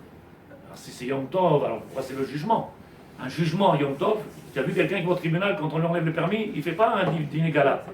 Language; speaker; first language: French; native; French